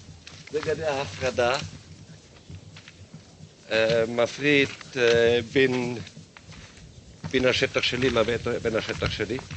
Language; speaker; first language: Hebrew; non-native, fluent; German